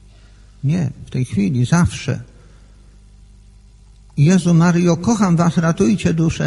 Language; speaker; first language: Polish; native; Polish